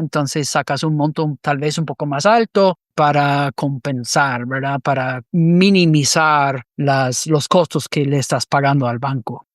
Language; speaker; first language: Spanish; non-native, fluent; English